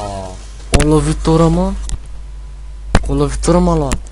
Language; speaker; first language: Romanian; native; Romanian